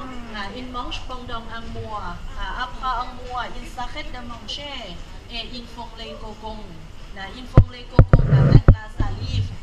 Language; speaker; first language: French; non-native, learner; Thai